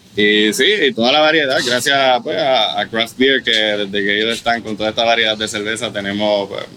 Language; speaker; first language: Spanish; non-native, local second language; German